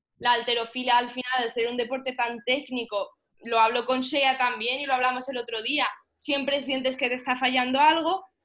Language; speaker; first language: Spanish; early bilingual, heritage; Spanish